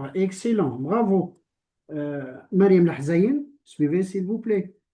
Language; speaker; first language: French; non-native, local second language; Arabic